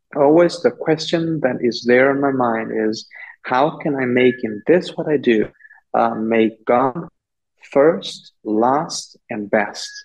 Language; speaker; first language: English; non-native, local second language; German